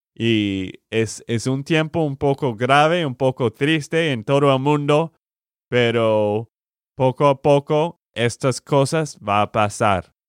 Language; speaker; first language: Spanish; non-native, learner; English